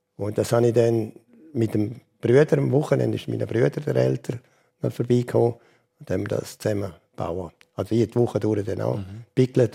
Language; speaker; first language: German; native; German